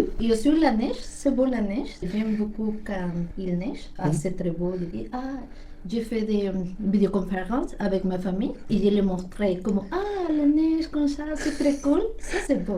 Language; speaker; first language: French; non-native, learner; Spanish